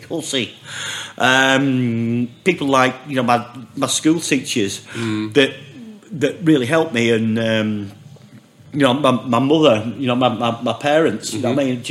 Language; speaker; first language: English; native; English